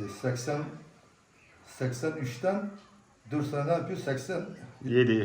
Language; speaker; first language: Turkish; non-native, local second language; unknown